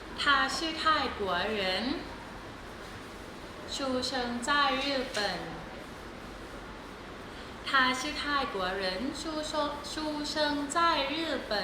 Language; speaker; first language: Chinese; non-native, fluent; Thai